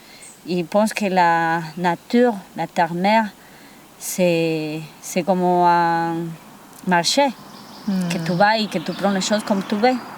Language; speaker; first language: French; non-native, fluent; Spanish